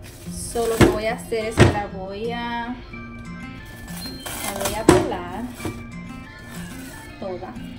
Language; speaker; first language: Spanish; early bilingual, heritage; Spanish